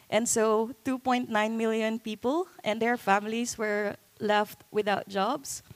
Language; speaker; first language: English; non-native, local second language; Cebuano